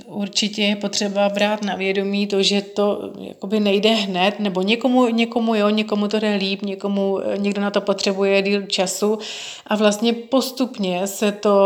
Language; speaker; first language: Czech; native; Czech